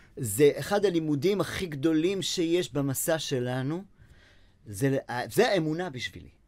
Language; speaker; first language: Hebrew; native; Hebrew